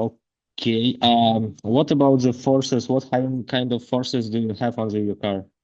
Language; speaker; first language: English; non-native, learner; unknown